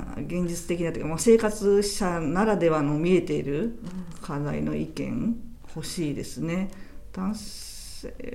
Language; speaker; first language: Japanese; native; Japanese